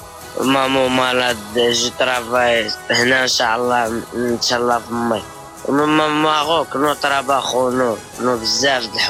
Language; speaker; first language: Spanish; non-native, learner; Arabic